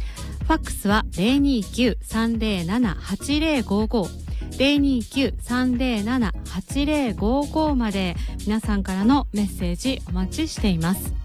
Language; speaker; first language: Japanese; native; Japanese